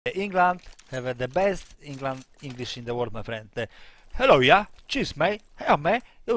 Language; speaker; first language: English; non-native, learner; Polish